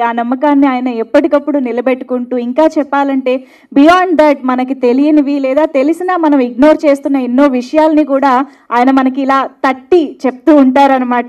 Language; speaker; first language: Telugu; native; Telugu